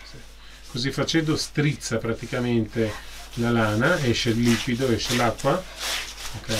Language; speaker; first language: Italian; native; Italian